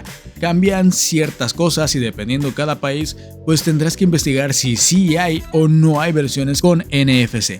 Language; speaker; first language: Spanish; native; Spanish